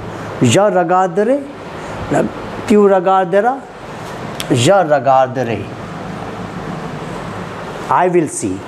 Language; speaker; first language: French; non-native, learner; Hindi